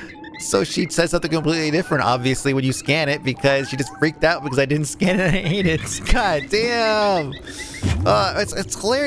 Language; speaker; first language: English; native; English